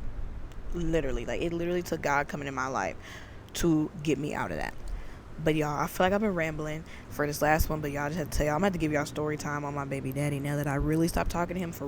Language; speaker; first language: English; native; English